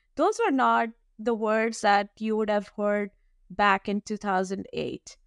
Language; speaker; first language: English; non-native, local second language; Hindi